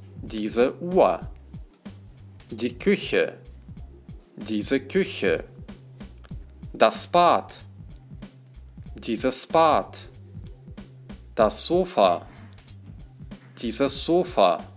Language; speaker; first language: German; non-native, fluent; Russian